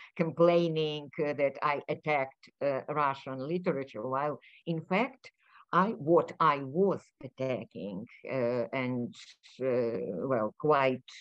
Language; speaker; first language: English; non-native, fluent; Ukrainian